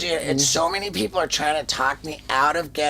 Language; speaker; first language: English; native; English